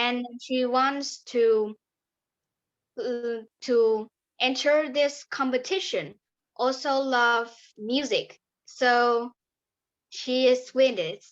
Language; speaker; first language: English; non-native, learner; Vietnamese